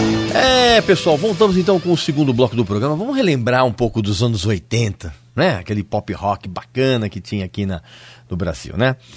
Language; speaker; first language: Portuguese; native; Portuguese